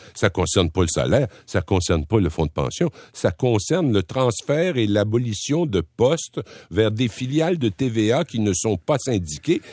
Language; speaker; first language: French; native; French